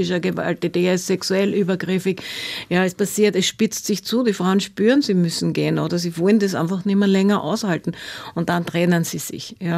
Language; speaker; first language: German; native; German